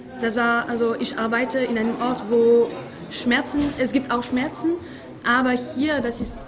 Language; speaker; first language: German; non-native, fluent; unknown